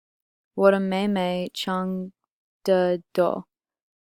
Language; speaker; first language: Chinese; non-native, learner; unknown